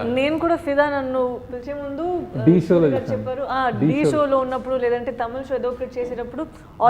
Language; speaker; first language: Telugu; non-native, fluent; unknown